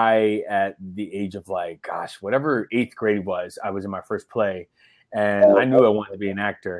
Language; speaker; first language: English; native; English